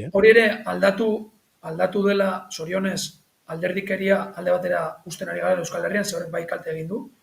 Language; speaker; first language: Basque; non-native, local second language; Spanish